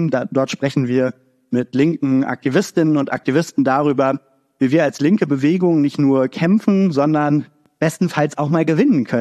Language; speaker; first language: German; native; German